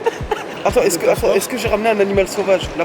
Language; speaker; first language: French; native; French